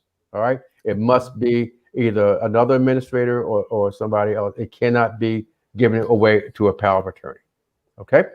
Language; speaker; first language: English; native; English